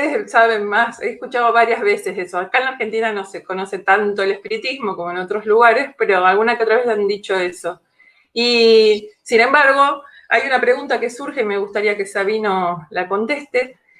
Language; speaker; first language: Spanish; native; Spanish